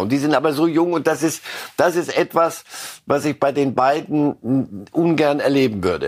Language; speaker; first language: German; native; German